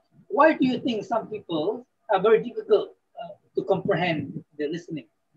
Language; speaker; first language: English; non-native, fluent; Indonesian